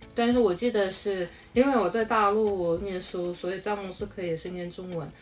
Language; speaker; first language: Chinese; non-native, fluent; Tuvinian